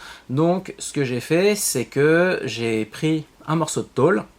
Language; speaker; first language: French; native; French